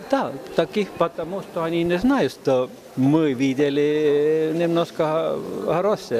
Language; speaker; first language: Russian; non-native, fluent; Estonian